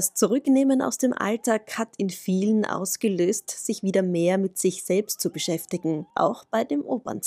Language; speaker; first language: German; native; German